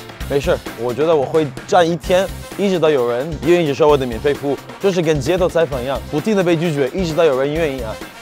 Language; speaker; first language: Chinese; non-native, fluent; Hebrew